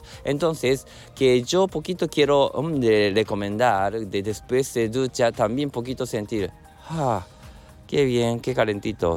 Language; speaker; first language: Spanish; non-native, learner; Japanese